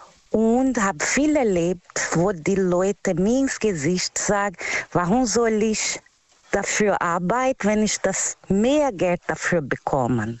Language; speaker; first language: German; non-native, learner; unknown